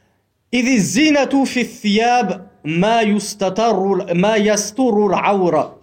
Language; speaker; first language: Arabic; non-native, fluent; French